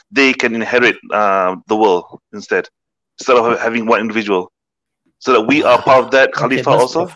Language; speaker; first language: English; non-native, local second language; Malay